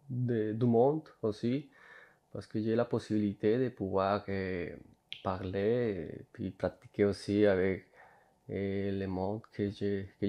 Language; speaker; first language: French; non-native, fluent; Spanish